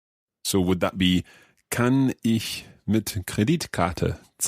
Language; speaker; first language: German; non-native, learner; English